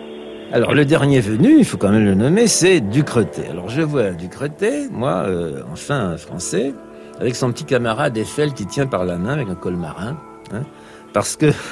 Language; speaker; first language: French; native; French